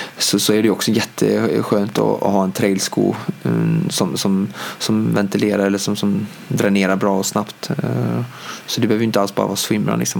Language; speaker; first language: Swedish; native; Swedish